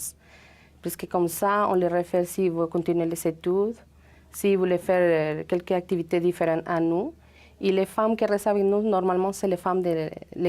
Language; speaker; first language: French; non-native, fluent; Spanish